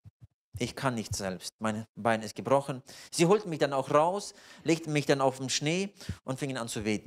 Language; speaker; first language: German; non-native, fluent; Russian